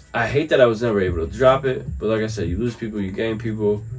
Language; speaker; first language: English; native; English